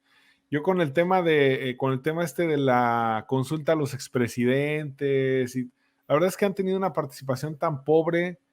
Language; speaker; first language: Spanish; native; Spanish